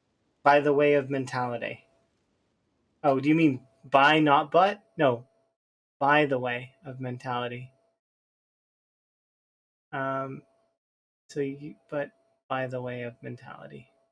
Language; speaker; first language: English; native; English